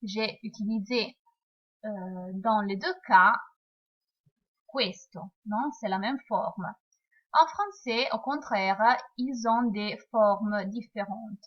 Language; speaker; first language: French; non-native, fluent; Italian